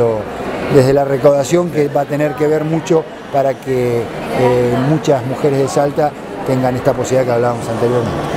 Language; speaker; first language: Spanish; native; Spanish